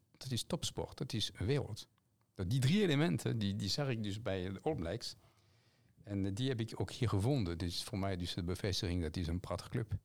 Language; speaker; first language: Dutch; non-native, fluent; French